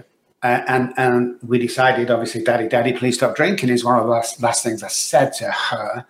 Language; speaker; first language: English; native; English